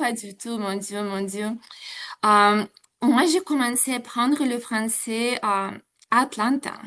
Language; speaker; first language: French; non-native, fluent; Ukrainian